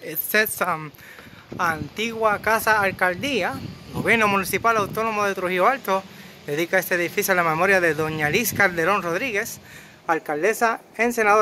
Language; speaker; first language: Spanish; early bilingual, heritage; Spanish